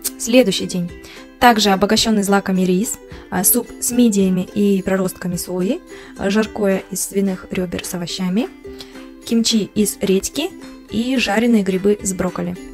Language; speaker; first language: Russian; native; Russian